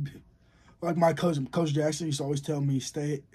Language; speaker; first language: English; native; English